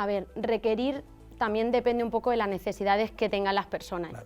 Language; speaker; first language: Spanish; native; Spanish